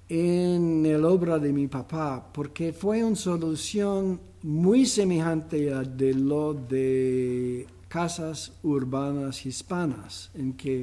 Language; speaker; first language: Spanish; non-native, fluent; English